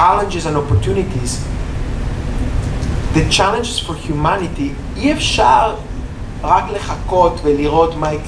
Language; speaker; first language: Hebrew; non-native, learner; English